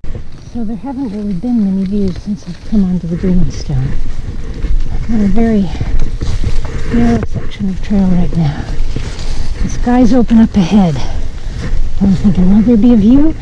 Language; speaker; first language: English; native; English